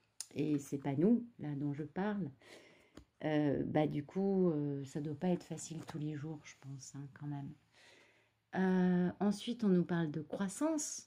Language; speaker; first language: French; native; French